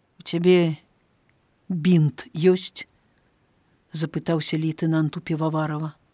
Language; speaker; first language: Belarusian; native; Belarusian